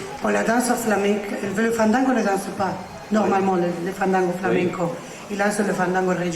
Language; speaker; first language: French; non-native, learner; Spanish